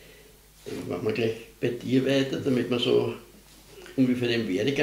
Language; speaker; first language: German; native; German